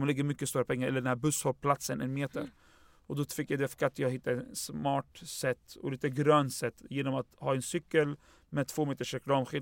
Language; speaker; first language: Swedish; non-native, fluent; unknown